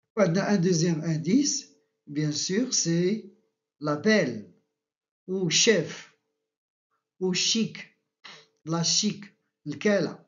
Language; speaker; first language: French; non-native, local second language; Arabic